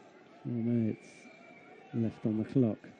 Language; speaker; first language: English; native; English